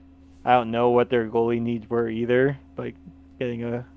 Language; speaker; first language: English; native; English